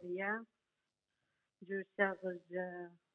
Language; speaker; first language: French; non-native, learner; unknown